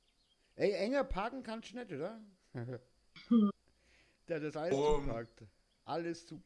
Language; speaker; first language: German; native; German